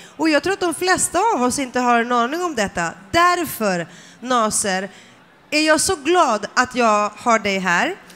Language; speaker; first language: Swedish; early bilingual, other home language; Greek